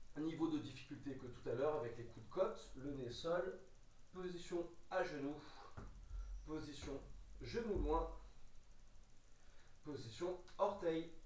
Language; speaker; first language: French; native; French